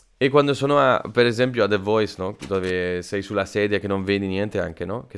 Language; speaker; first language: Italian; non-native, fluent; Spanish